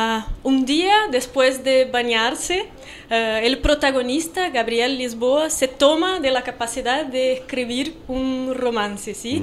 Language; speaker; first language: Spanish; non-native, fluent; Portuguese